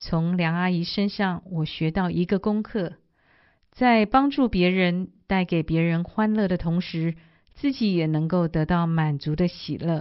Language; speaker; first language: Chinese; native; Chinese